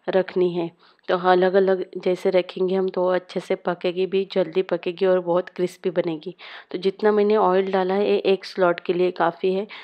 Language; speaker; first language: Hindi; native; Hindi